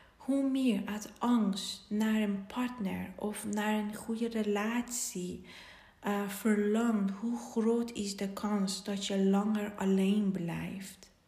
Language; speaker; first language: Dutch; non-native, fluent; Persian